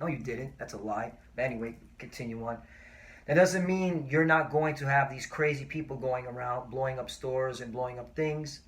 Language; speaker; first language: English; native; English